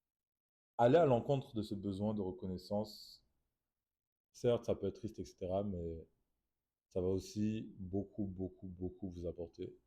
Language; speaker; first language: French; native; French